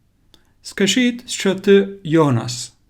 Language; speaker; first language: Ukrainian; non-native, learner; Finnish